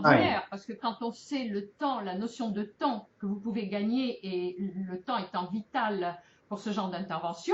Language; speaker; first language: French; native; French